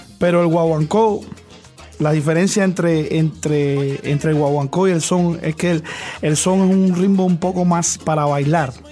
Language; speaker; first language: Spanish; native; Spanish